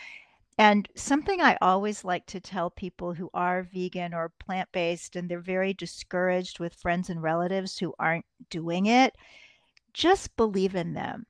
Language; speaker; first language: English; native; English